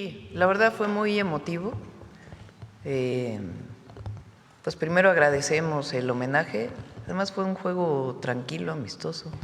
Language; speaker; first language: Spanish; native; Spanish